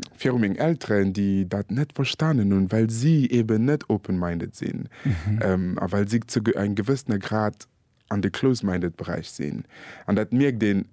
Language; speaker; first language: Luxembourgish; early bilingual, other home language; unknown